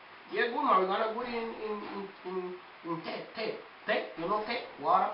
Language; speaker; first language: Spanish; non-native, learner; English